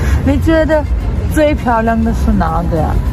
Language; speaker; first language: Chinese; non-native, fluent; Armenian